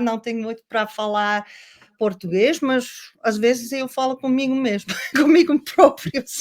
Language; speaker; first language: Portuguese; non-native, learner; Dutch